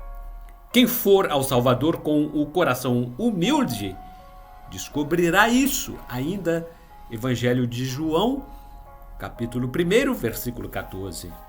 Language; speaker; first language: Portuguese; native; Portuguese